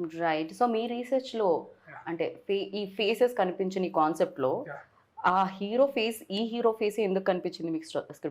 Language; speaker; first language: Telugu; native; Telugu